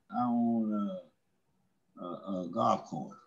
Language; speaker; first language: English; native; English